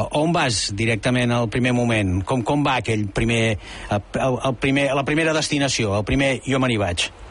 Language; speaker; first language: Catalan; native; Catalan